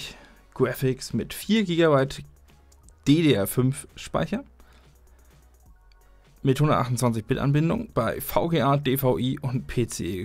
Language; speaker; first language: German; native; German